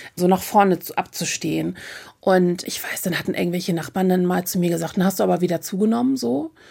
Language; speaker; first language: German; native; German